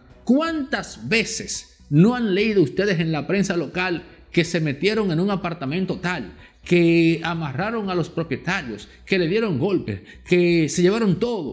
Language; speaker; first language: Spanish; native; Spanish